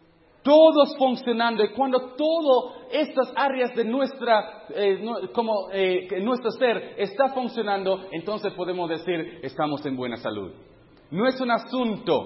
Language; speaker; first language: Spanish; non-native, fluent; English